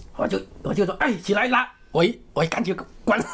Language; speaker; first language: Chinese; native; Chinese